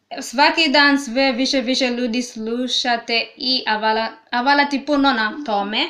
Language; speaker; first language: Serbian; non-native, learner; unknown